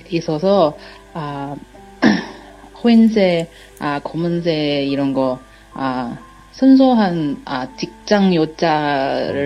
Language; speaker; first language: Korean; non-native, learner; Chinese